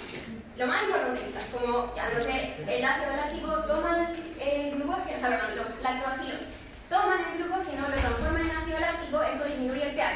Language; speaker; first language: Spanish; native; Spanish